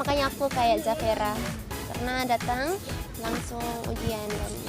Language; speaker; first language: Indonesian; early bilingual, heritage; Indonesian